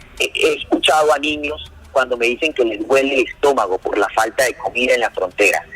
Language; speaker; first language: Spanish; native; Spanish